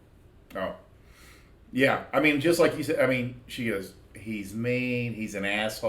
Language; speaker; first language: English; native; English